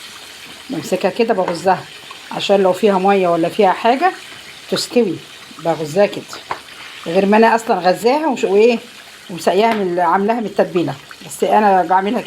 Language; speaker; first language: Arabic; native; Arabic